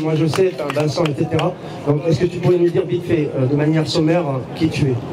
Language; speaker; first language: French; native; French